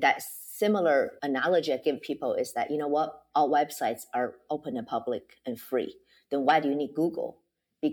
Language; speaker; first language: English; non-native, fluent; Chinese